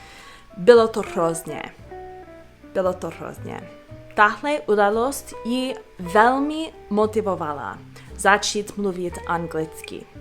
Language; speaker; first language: Czech; non-native, fluent; English